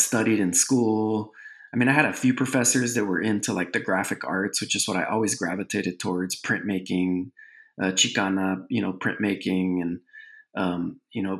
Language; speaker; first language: English; native; English